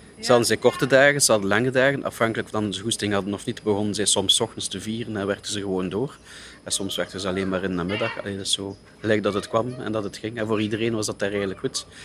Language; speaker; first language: Dutch; native; Dutch